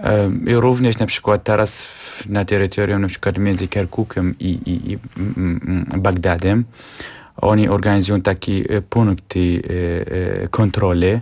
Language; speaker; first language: Polish; non-native, fluent; Kurdish